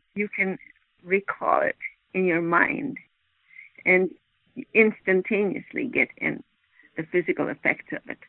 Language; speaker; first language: English; non-native, fluent; Swedish